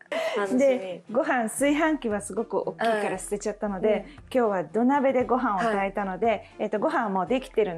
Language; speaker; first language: Japanese; native; Japanese